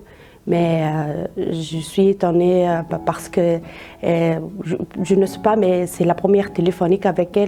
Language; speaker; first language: French; non-native, learner; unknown